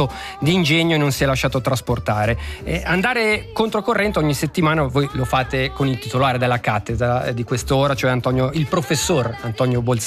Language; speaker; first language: Italian; native; Italian